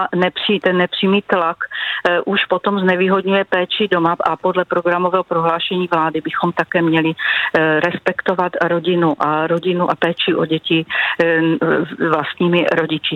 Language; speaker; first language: Czech; native; Czech